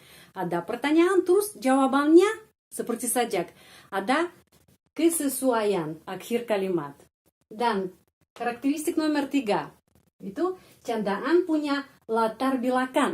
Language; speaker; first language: Indonesian; non-native, fluent; Russian